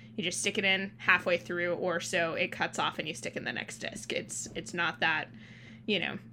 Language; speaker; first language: English; early bilingual, other home language; Thai